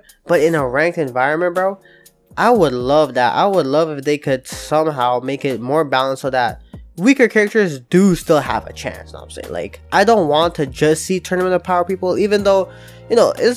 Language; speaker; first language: English; native; English